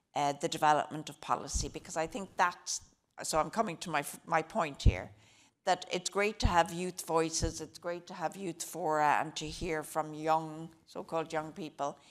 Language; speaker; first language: English; native; English